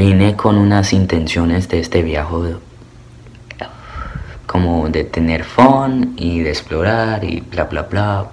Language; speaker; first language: Spanish; early bilingual, heritage; Spanish